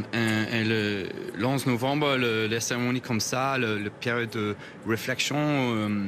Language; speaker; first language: French; non-native, fluent; English